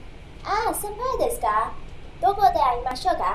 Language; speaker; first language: Japanese; non-native, learner; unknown